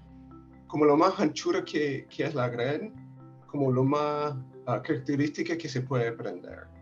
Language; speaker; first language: Spanish; non-native, fluent; English